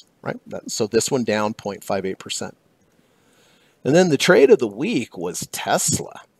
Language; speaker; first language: English; native; English